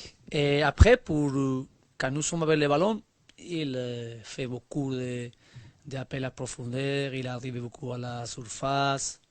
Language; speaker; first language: French; non-native, learner; Spanish